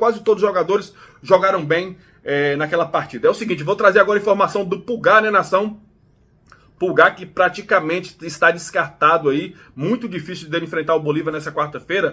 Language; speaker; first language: Portuguese; native; Portuguese